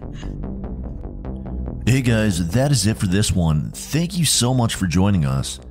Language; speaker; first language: English; native; English